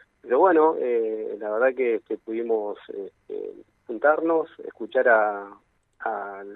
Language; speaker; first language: Spanish; native; Spanish